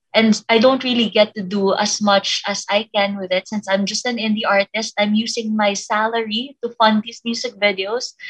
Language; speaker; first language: English; non-native, local second language; Filipino